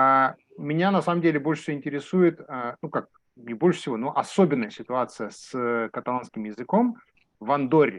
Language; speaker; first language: Russian; native; Russian